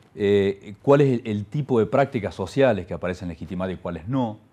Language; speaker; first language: Spanish; native; Spanish